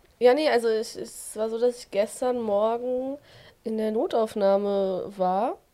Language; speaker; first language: German; native; German